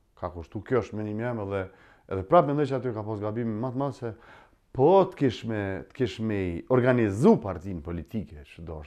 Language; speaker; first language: Albanian; native; Albanian